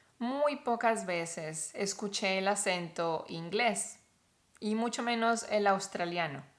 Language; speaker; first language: Spanish; native; Spanish